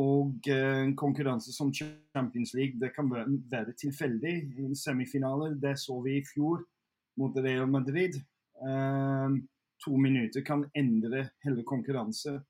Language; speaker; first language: Norwegian; non-native, fluent; English